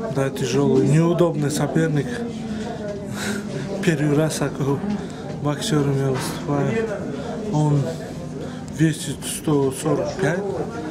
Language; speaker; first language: Russian; non-native, fluent; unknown